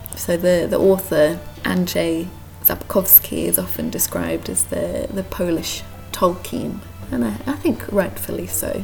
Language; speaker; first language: English; native; English